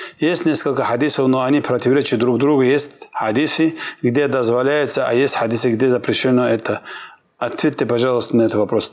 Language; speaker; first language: Russian; non-native, local second language; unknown